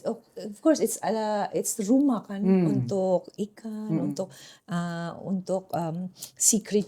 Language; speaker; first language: Indonesian; non-native, fluent; Filipino